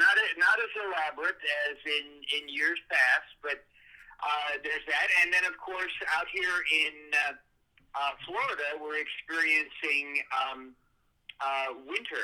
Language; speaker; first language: English; native; English